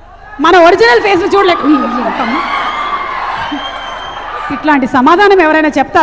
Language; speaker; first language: Telugu; native; Telugu